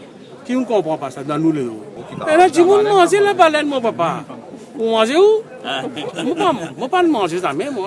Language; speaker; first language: French; non-native, learner; Morisyen